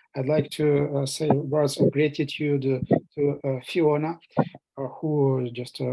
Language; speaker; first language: English; non-native, fluent; Russian